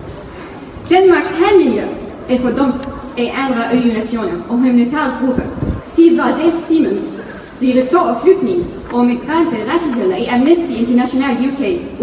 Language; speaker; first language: Danish; non-native, fluent; Arabic